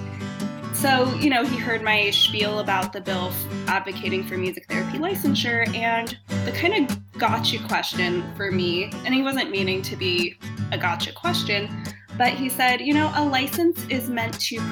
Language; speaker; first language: English; native; English